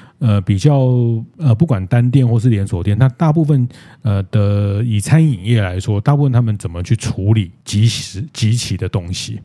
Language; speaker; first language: Chinese; native; Chinese